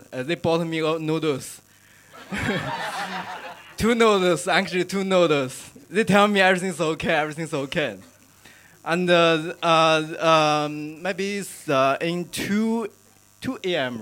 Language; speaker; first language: English; non-native, learner; Chinese